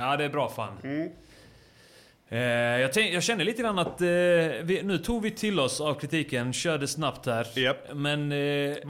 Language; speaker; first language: Swedish; native; Swedish